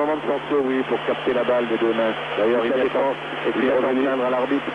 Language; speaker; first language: French; native; French